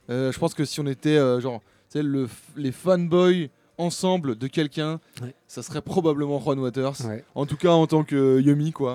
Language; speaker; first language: French; native; French